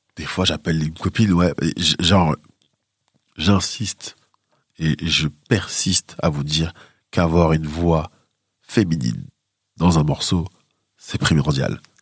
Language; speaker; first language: French; native; French